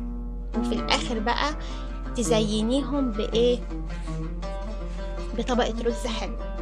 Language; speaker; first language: Arabic; native; Arabic